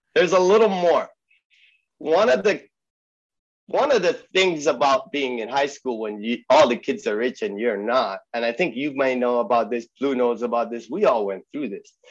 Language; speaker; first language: English; early bilingual, other home language; Persian